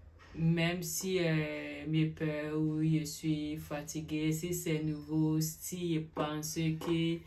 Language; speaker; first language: French; non-native, learner; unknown